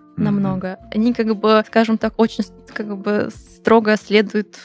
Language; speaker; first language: Russian; non-native, local second language; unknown